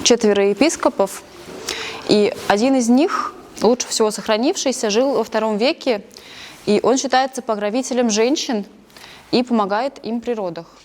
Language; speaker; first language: Russian; native; Russian